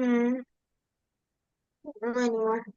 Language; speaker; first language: English; non-native, learner; Indonesian